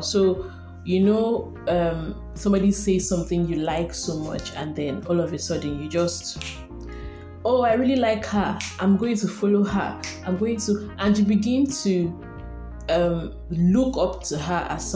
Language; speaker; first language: English; non-native, local second language; Igbo